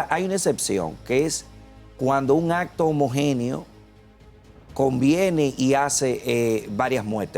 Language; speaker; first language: Spanish; native; Spanish